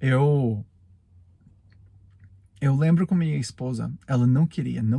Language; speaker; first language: Portuguese; non-native, fluent; English